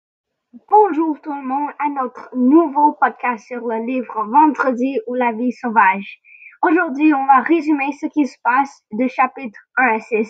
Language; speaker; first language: French; non-native, learner; English